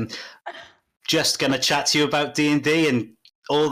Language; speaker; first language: English; native; English